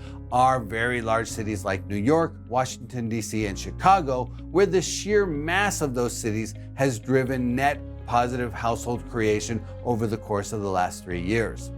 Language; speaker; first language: English; native; English